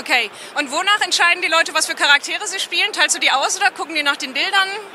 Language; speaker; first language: German; native; German